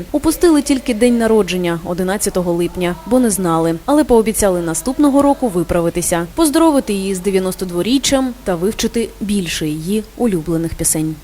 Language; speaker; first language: Ukrainian; native; Ukrainian